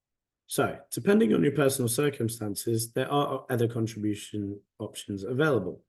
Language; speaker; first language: English; native; English